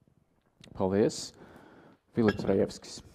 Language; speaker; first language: Latvian; native; Latvian